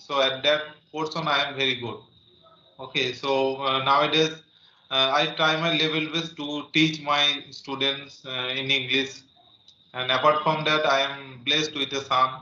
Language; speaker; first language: English; non-native, learner; Bangla